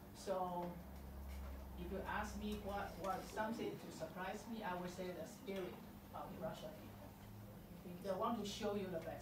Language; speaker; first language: English; non-native, fluent; Chinese